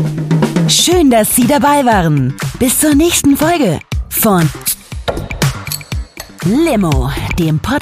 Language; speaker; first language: German; native; German